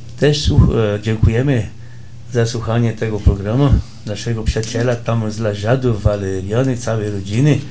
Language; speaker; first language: Polish; early bilingual, heritage; Polish